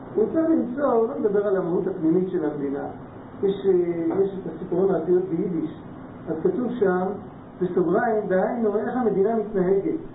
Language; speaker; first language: Hebrew; non-native, fluent; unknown